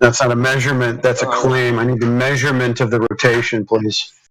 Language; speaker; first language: English; native; English